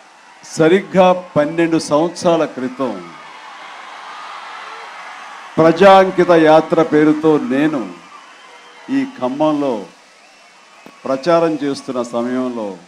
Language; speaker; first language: Telugu; native; Telugu